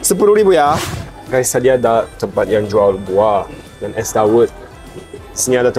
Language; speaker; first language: Indonesian; non-native, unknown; Japanese